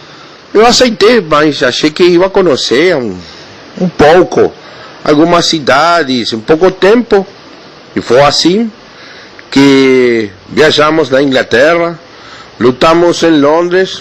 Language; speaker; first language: Portuguese; non-native, learner; Spanish